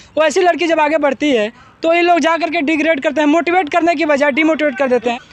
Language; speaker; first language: Hindi; native; Hindi